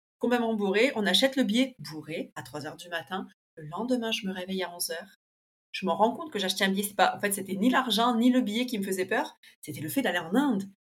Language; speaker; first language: French; early bilingual, other home language; Spanish